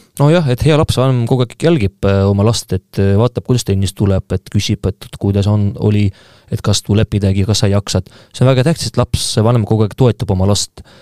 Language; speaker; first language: Estonian; non-native, local second language; Russian